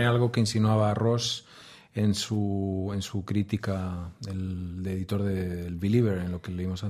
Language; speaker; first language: Spanish; native; Spanish